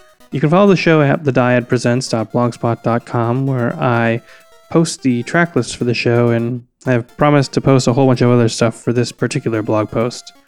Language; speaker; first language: English; native; English